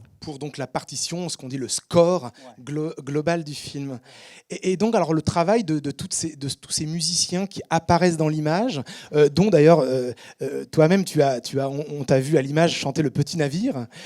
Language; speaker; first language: French; native; French